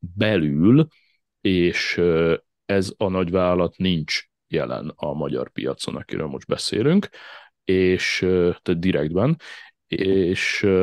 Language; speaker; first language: Hungarian; native; Hungarian